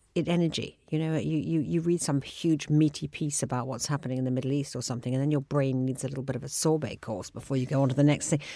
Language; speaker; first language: English; native; English